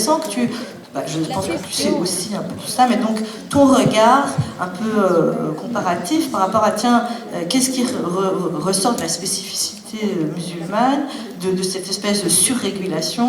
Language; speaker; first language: French; native; French